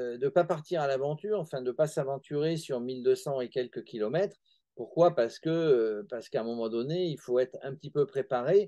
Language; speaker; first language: French; native; French